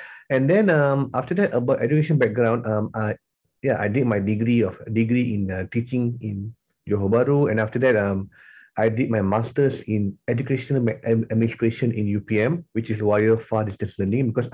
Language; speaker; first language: English; non-native, local second language; Tamil